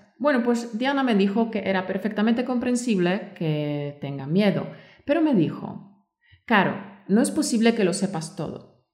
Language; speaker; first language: Spanish; native; Spanish